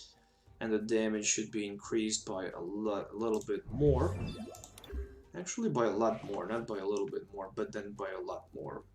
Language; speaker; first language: English; non-native, fluent; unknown